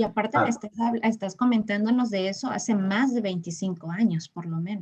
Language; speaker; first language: Spanish; native; Spanish